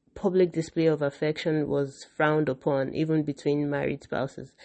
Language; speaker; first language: English; non-native, local second language; Yoruba